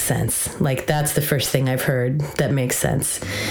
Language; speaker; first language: English; native; English